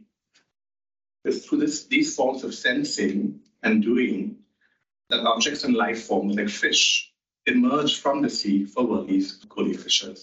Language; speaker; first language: English; non-native, local second language; Hindi